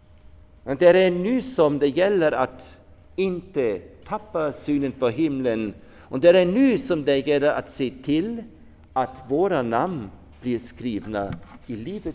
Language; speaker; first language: Swedish; non-native, fluent; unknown